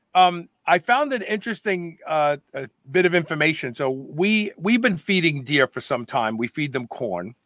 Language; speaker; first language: English; native; English